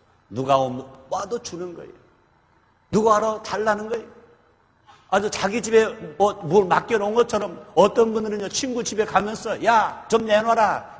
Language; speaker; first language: Korean; native; Korean